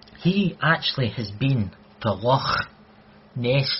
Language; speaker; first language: English; native; English